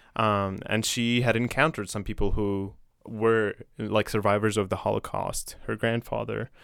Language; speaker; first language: English; non-native, fluent; Arabic